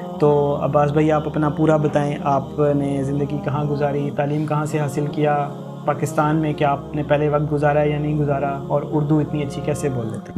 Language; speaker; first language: Urdu; native; Urdu